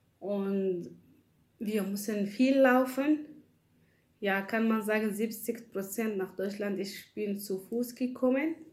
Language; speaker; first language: German; non-native, learner; Arabic